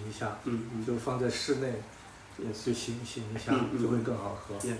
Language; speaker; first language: Chinese; native; Chinese